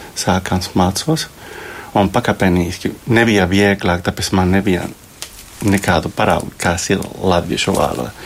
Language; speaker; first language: Latvian; non-native, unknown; Spanish